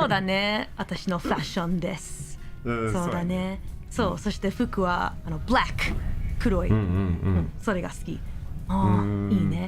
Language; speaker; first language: Japanese; non-native, learner; English